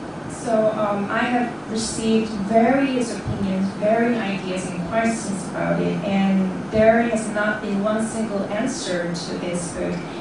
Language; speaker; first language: English; non-native, fluent; Korean